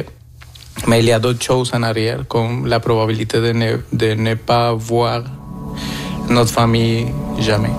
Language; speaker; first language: French; non-native, fluent; Spanish